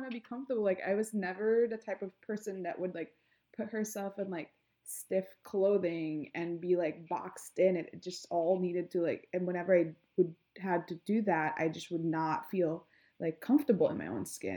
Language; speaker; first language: English; non-native, local second language; Filipino